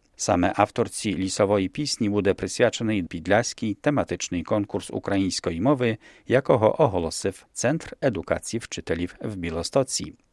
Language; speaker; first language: Ukrainian; early bilingual, heritage; Ukrainian